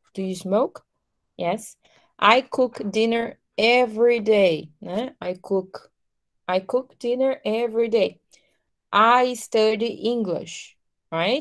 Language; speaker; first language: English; non-native, fluent; Portuguese